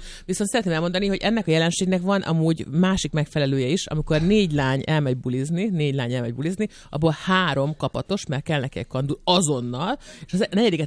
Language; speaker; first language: Hungarian; native; Hungarian